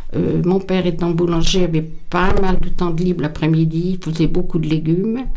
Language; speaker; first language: French; native; French